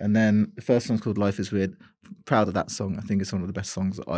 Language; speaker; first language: English; native; English